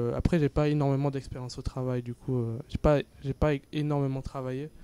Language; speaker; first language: French; native; French